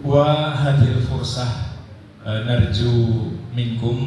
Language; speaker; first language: Arabic; non-native, learner; Indonesian